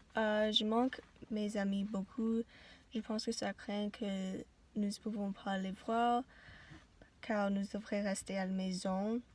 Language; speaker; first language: French; non-native, learner; English